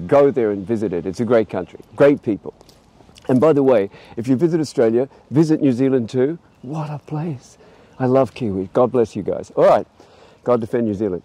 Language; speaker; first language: English; native; English